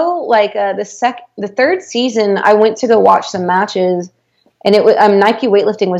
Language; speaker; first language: English; native; English